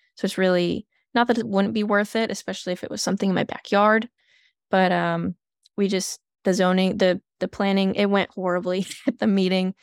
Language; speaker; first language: English; native; English